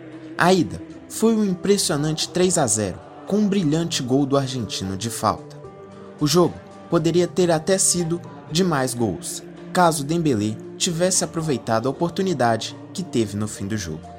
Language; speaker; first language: Portuguese; native; Portuguese